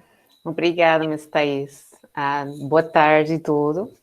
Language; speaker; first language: Portuguese; non-native, learner; English